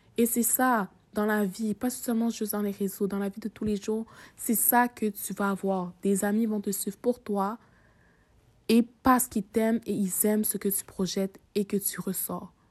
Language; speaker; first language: French; early bilingual, other home language; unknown